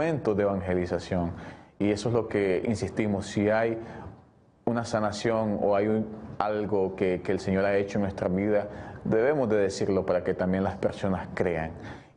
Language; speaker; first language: Spanish; native; Spanish